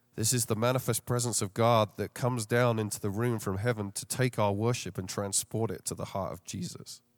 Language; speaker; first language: English; native; English